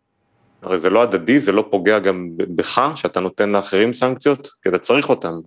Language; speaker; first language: Hebrew; native; Hebrew